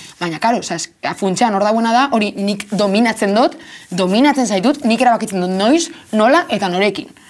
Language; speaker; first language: Basque; native; Basque